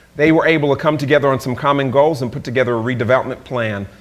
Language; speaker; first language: English; native; English